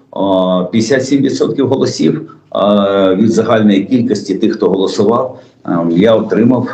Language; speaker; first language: Ukrainian; native; Ukrainian